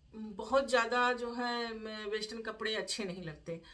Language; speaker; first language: Hindi; native; Hindi